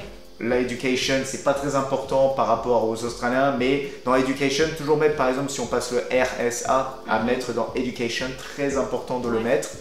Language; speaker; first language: French; native; French